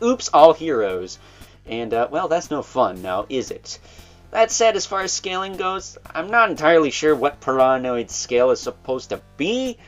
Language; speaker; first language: English; native; English